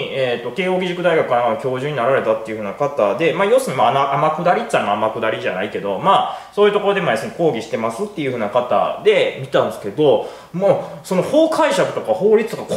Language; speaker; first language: Japanese; native; Japanese